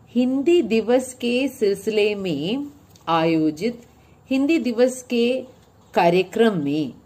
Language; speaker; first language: Hindi; non-native, local second language; Malayalam